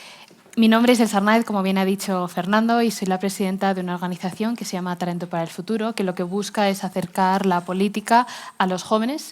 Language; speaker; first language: Spanish; native; Spanish